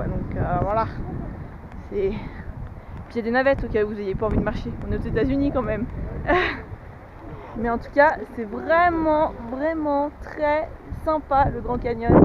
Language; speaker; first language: French; native; French